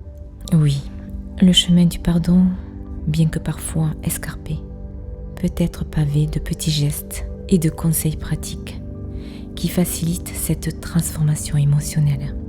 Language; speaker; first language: French; native; French